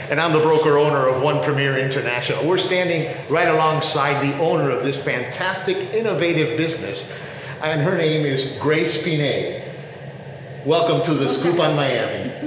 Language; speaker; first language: English; native; English